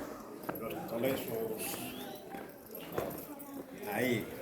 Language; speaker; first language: Spanish; non-native, learner; Haitian Creole